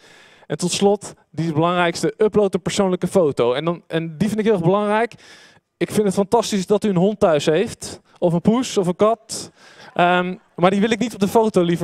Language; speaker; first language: Dutch; native; Dutch